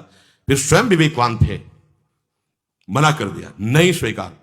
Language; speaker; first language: Hindi; native; Hindi